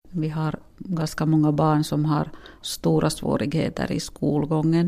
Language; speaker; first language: Swedish; non-native, local second language; Finnish